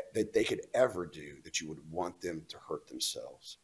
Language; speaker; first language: English; native; English